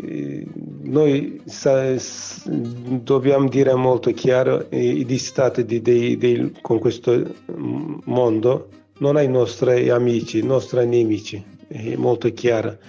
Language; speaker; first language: Italian; non-native, learner; Kurdish